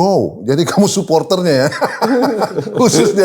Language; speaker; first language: Indonesian; native; Indonesian